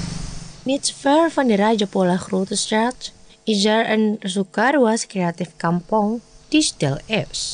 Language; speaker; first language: Dutch; non-native, fluent; Indonesian